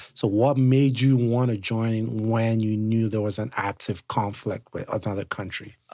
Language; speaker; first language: English; non-native, local second language; Yoruba